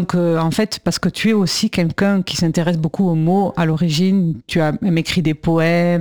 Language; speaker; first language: French; native; French